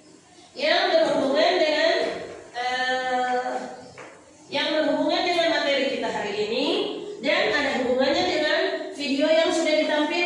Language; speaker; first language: Indonesian; native; Indonesian